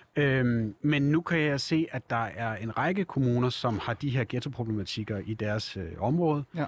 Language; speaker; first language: Danish; native; Danish